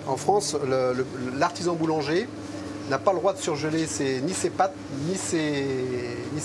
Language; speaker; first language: French; native; French